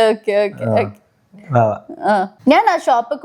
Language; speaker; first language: Malayalam; non-native, learner; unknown